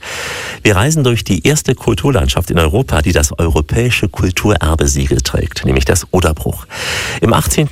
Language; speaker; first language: German; native; German